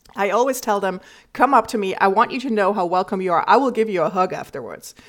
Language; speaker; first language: English; non-native, fluent; German